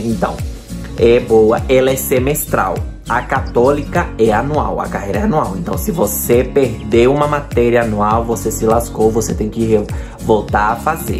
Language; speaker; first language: Portuguese; non-native, fluent; Spanish